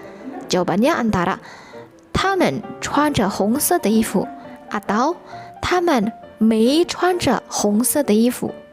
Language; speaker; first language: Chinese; non-native, fluent; Indonesian